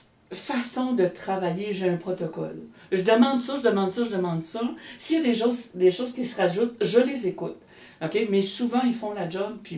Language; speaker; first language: French; native; French